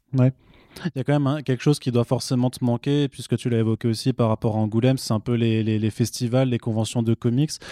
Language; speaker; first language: French; native; French